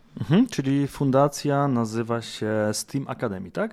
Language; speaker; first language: Polish; native; Polish